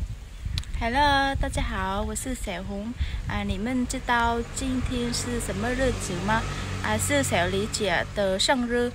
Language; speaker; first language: Chinese; non-native, fluent; Vietnamese